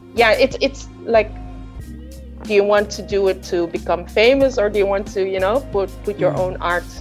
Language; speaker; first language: English; early bilingual, other home language; Indonesian